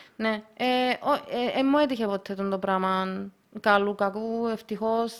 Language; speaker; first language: Greek; early bilingual, other home language; Russian